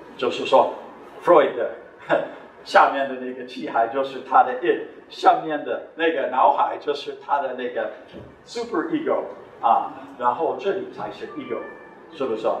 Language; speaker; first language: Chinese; non-native, fluent; English